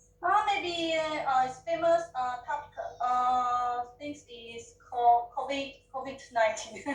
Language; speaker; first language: English; non-native, learner; Chinese